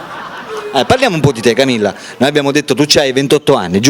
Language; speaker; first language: Italian; native; Italian